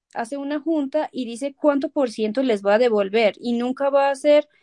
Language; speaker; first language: Spanish; non-native, fluent; Persian